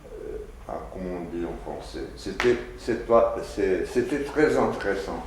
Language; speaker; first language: French; non-native, learner; Portuguese